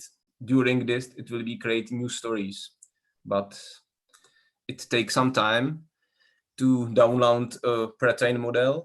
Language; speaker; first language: English; non-native, learner; Czech